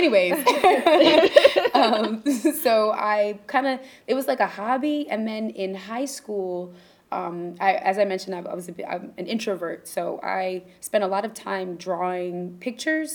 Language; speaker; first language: English; native; English